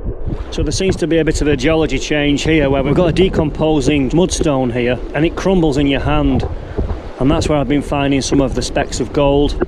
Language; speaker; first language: English; native; English